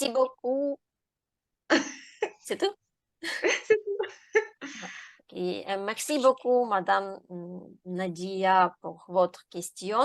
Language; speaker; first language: French; non-native, learner; Ukrainian